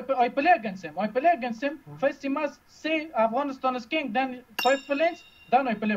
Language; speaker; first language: English; non-native, learner; Uzbek